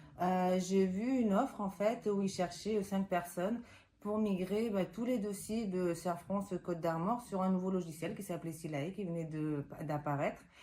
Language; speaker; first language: French; non-native, fluent; Spanish